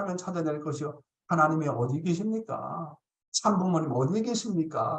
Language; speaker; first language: Korean; native; Korean